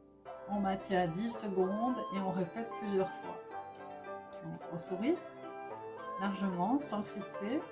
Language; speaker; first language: French; native; French